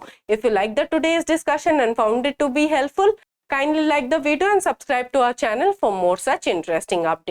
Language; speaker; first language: English; non-native, local second language; Hindi